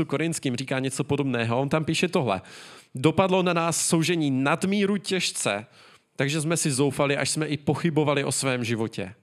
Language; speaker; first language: Czech; native; Czech